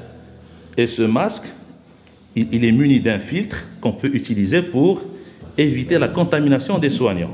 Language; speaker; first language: French; non-native, local second language; Arabic